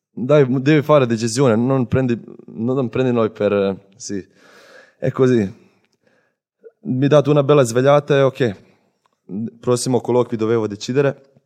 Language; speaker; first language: Italian; non-native, learner; Croatian